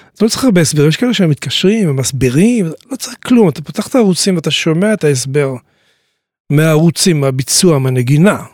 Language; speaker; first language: Hebrew; native; Hebrew